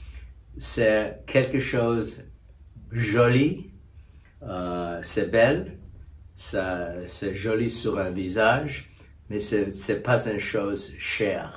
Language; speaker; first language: French; non-native, fluent; English